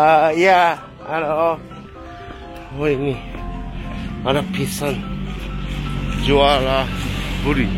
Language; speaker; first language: Indonesian; non-native, learner; Japanese